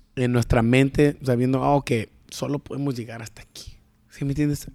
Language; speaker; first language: Spanish; early bilingual, heritage; Spanish